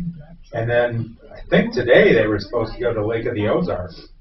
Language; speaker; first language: English; native; English